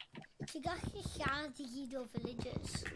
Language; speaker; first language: Welsh; non-native, local second language; English